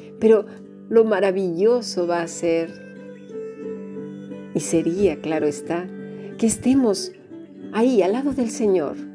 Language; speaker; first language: Spanish; native; Spanish